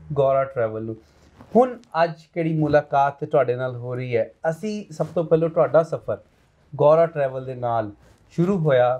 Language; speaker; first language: Punjabi; non-native, local second language; Hindi